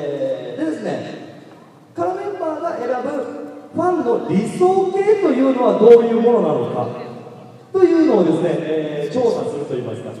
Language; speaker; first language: Japanese; native; Japanese